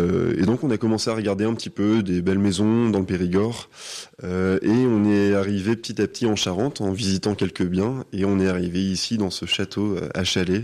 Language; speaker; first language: French; native; French